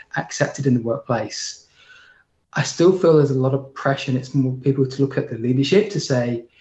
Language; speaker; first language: English; native; English